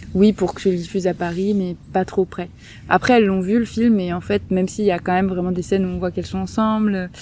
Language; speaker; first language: French; native; French